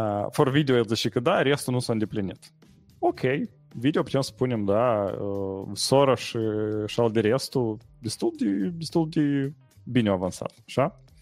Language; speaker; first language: Romanian; native; Romanian